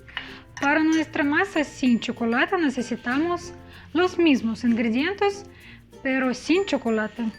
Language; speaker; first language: Spanish; non-native, fluent; Russian